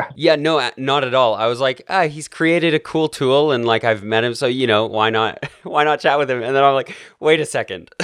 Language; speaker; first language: English; native; English